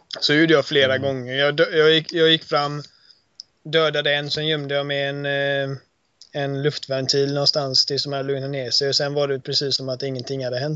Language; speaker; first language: Swedish; native; Swedish